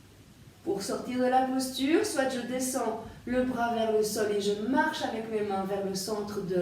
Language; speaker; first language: French; native; French